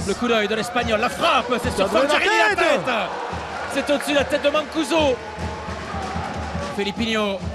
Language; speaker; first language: French; native; French